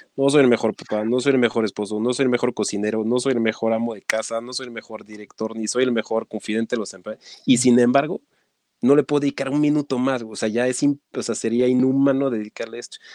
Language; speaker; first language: Spanish; non-native, fluent; French